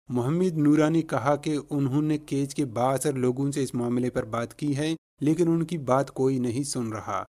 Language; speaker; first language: Urdu; non-native, local second language; Baluchi